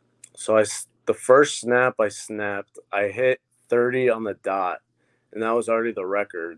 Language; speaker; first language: English; native; English